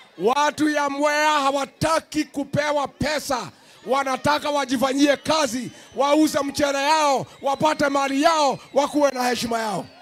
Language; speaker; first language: Swahili; non-native, local second language; Kikuyu